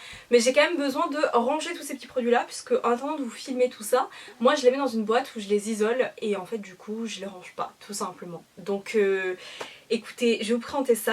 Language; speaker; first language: French; native; French